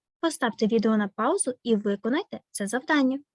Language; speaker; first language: Ukrainian; native; Ukrainian